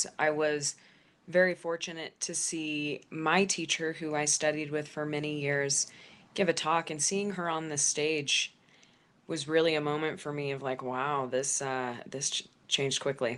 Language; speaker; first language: English; native; English